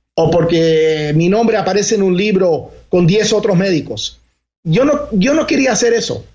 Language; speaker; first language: Spanish; early bilingual, heritage; Spanish